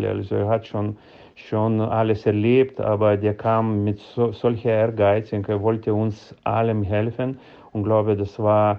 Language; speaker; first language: German; non-native, learner; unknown